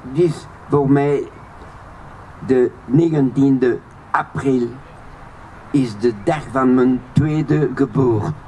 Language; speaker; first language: Dutch; non-native, local second language; French